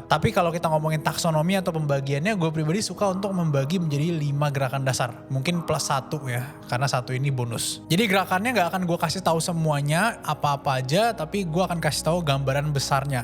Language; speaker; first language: Indonesian; native; Indonesian